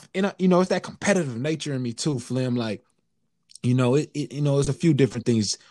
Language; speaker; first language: English; native; English